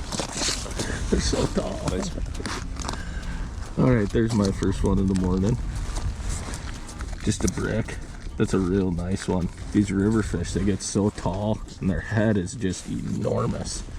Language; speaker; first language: English; native; English